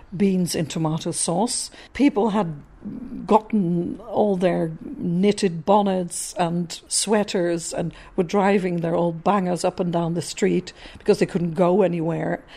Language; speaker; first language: English; non-native, fluent; Dutch